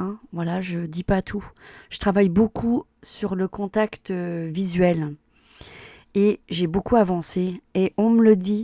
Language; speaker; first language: French; native; French